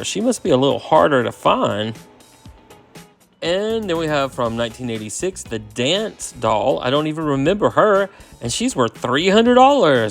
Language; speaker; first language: English; native; English